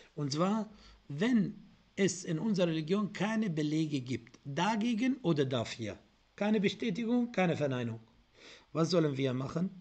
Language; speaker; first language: German; non-native, fluent; Arabic